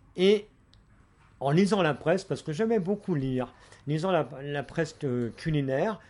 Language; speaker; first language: French; native; French